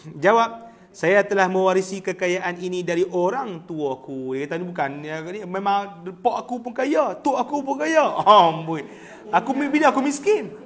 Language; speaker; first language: Malay; native; Malay